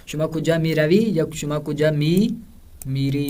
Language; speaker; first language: Persian; non-native, fluent; Urdu